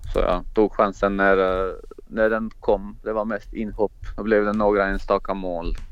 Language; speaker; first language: Swedish; non-native, fluent; Croatian